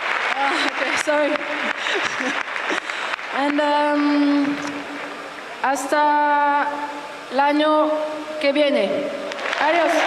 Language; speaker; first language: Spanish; non-native, learner; French